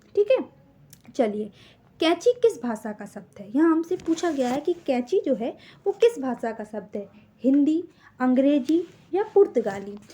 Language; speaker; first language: Hindi; native; Hindi